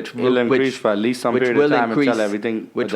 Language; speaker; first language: English; native; English